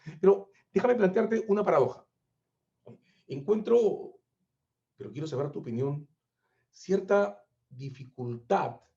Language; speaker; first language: Spanish; native; Spanish